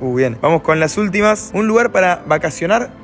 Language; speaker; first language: Spanish; native; Spanish